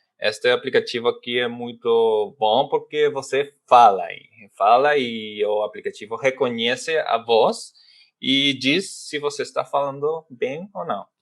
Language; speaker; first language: Portuguese; non-native, fluent; Spanish